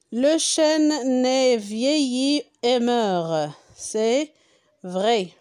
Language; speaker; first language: French; non-native, local second language; Arabic